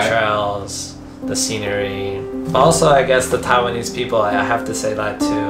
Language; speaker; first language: English; native; English